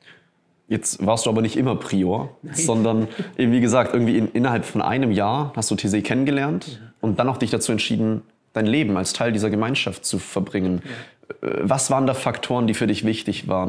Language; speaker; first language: German; native; German